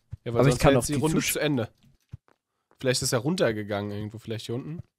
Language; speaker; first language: German; native; German